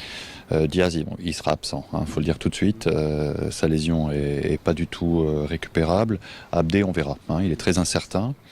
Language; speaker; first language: French; native; French